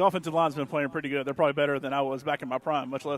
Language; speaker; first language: English; native; English